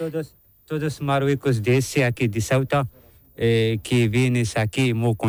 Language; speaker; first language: Spanish; non-native, learner; Arabic